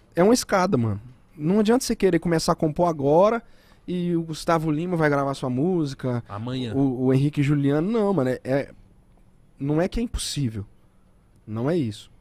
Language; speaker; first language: Portuguese; native; Portuguese